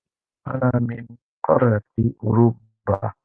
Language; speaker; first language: Arabic; non-native, learner; English